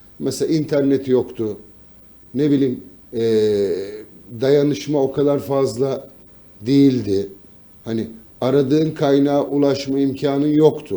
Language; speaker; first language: Turkish; native; Turkish